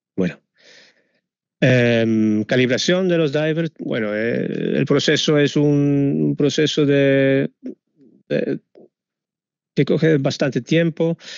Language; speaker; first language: Spanish; non-native, fluent; Dutch